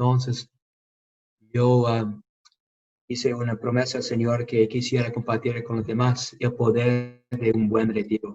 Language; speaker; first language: Spanish; non-native, fluent; English